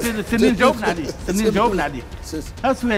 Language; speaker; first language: Arabic; native; Arabic